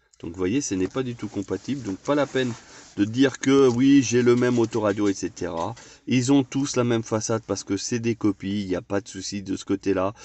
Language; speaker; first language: French; native; French